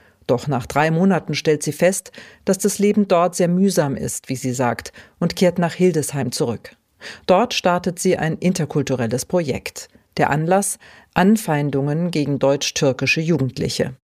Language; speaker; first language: German; native; German